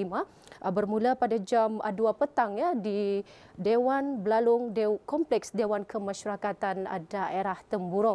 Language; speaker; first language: Malay; native; Malay